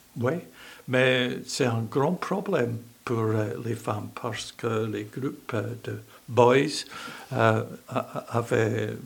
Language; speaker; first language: French; non-native, learner; English